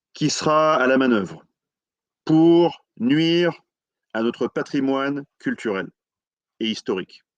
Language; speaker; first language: French; native; French